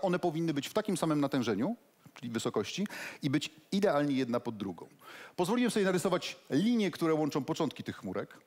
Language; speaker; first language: Polish; native; Polish